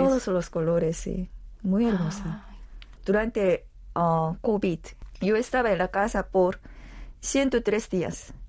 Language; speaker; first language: Spanish; non-native, learner; Korean